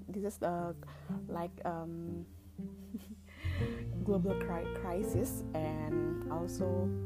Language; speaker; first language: English; non-native, learner; Indonesian